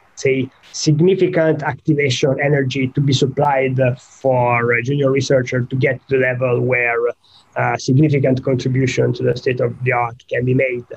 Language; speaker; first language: English; non-native, fluent; Italian